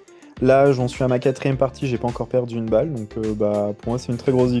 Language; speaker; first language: French; native; French